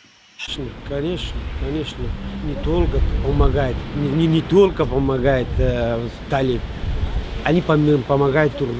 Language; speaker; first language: Russian; non-native, learner; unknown